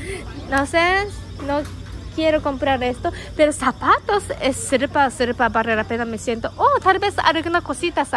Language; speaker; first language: Spanish; non-native, learner; Japanese